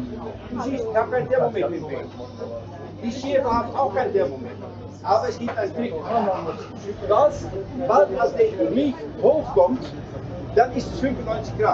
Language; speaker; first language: German; non-native, fluent; Greek